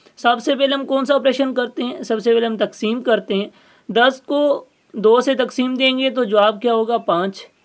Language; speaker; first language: Urdu; non-native, local second language; Sindhi